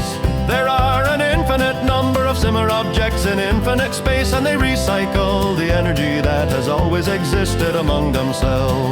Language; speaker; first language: English; non-native, fluent; Finnish